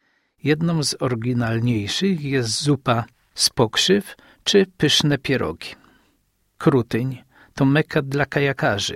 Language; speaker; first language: Polish; native; Polish